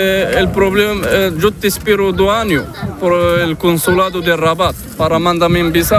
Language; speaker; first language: Spanish; non-native, learner; Arabic